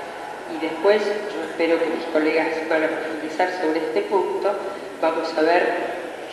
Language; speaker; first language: Spanish; native; Spanish